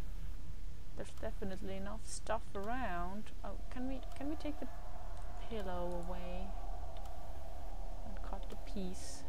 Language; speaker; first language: English; non-native, fluent; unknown